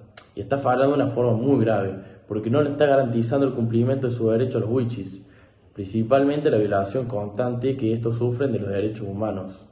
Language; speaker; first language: Spanish; native; Spanish